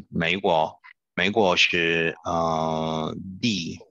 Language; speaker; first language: Chinese; non-native, learner; Spanish